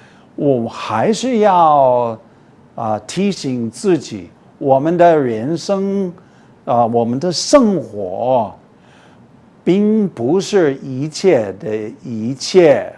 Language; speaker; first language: Chinese; non-native, fluent; English